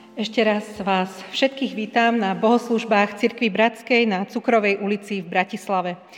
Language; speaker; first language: Slovak; native; Slovak